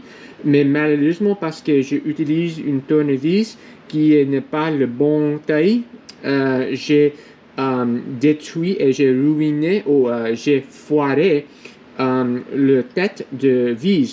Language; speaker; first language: French; non-native, learner; English